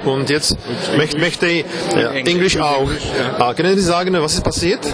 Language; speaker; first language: German; non-native, fluent; Czech